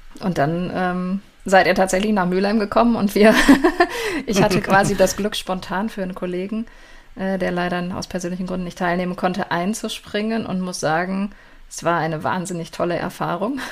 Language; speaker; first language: German; native; German